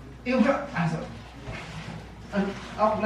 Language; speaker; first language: German; non-native, learner; Filipino